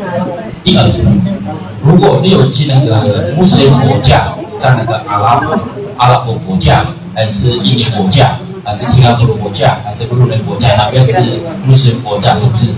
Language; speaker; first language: Chinese; non-native, learner; Indonesian